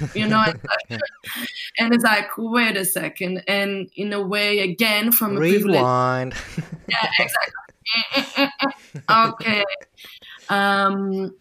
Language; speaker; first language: English; non-native, fluent; Portuguese